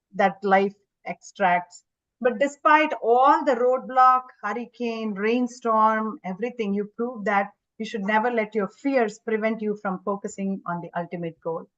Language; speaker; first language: English; non-native, local second language; Kannada